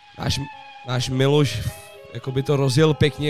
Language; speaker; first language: Czech; native; Czech